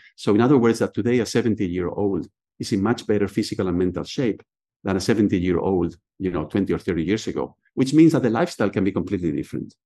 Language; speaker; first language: English; non-native, fluent; Spanish